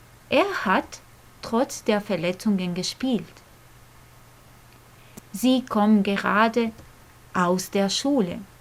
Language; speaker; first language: German; non-native, fluent; Croatian